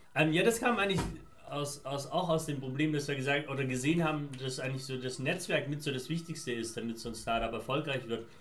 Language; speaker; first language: German; early bilingual, other home language; Persian